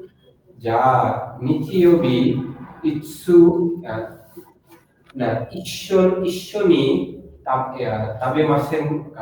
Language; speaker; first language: Japanese; non-native, learner; Bangla